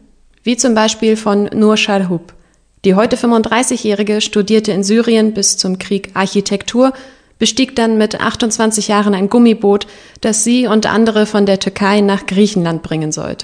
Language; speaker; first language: German; native; German